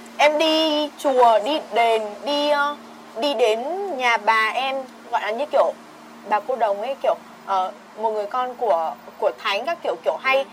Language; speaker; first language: Vietnamese; native; Vietnamese